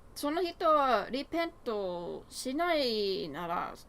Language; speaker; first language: Japanese; non-native, learner; English